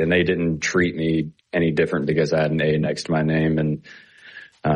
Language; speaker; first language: English; native; English